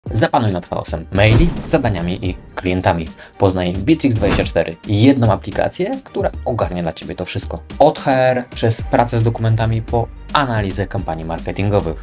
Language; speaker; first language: Polish; native; Polish